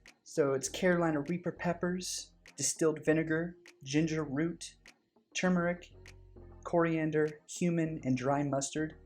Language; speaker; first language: English; native; English